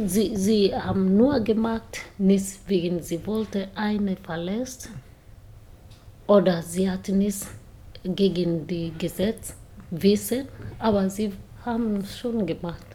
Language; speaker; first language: German; non-native, learner; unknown